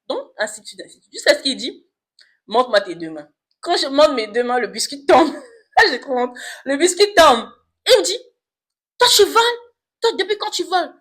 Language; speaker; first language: French; non-native, local second language; Lingala